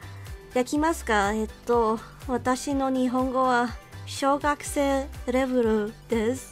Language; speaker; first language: Japanese; non-native, learner; Cantonese